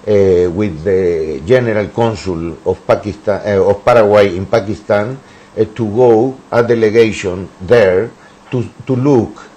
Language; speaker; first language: English; non-native, learner; Spanish